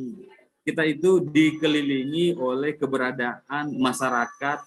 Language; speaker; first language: Indonesian; native; Indonesian